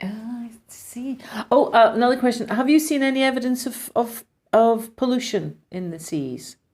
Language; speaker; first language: English; native; English